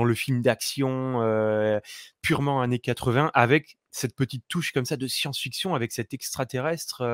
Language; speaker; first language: French; native; French